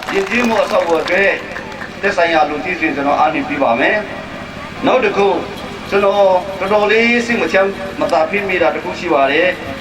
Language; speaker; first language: Burmese; non-native, local second language; Thado Chin